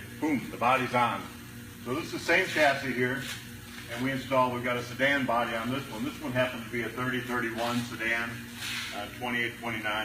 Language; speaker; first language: English; native; English